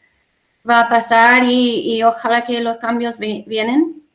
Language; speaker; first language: Spanish; non-native, learner; English